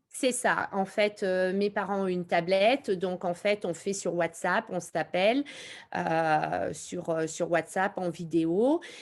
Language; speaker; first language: French; native; French